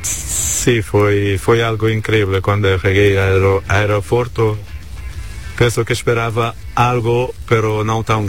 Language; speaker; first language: Spanish; non-native, learner; Portuguese